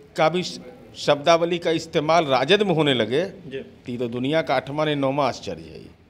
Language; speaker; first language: Hindi; native; Hindi